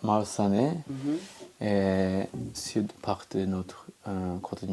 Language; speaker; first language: French; non-native, learner; Japanese